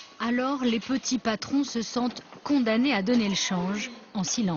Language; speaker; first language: French; native; French